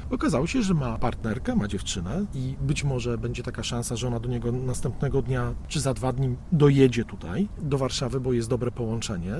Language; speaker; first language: Polish; native; Polish